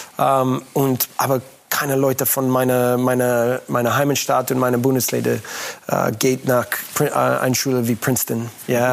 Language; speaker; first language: German; non-native, learner; English